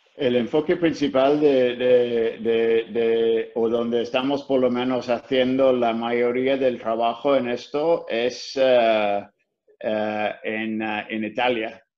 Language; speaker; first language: Spanish; non-native, fluent; English